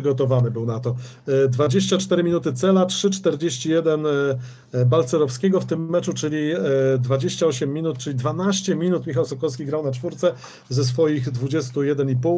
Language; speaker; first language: Polish; native; Polish